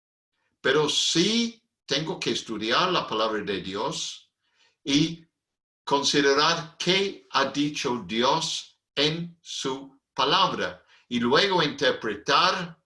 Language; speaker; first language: Spanish; non-native, fluent; English